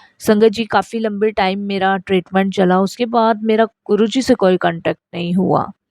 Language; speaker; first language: Hindi; native; Hindi